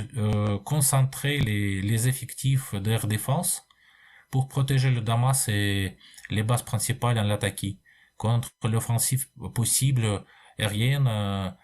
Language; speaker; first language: French; non-native, fluent; Russian